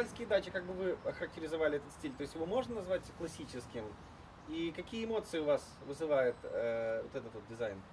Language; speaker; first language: Russian; native; Russian